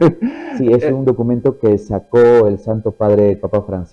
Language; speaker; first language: Spanish; native; Spanish